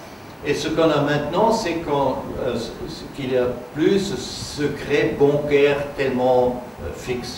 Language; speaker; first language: French; non-native, fluent; German